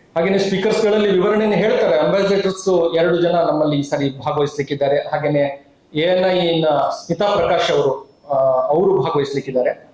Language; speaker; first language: Kannada; native; Kannada